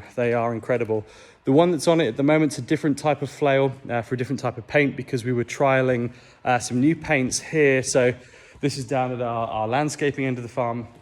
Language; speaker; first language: English; native; English